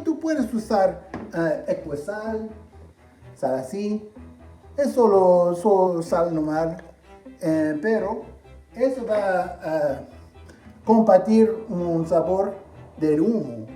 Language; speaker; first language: Spanish; non-native, fluent; English